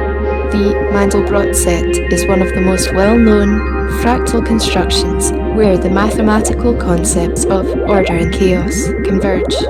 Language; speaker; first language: English; native; English